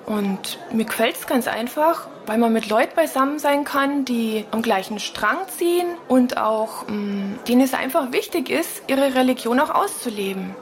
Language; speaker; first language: German; native; German